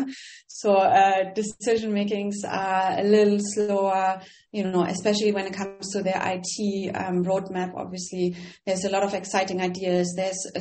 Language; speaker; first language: English; non-native, fluent; German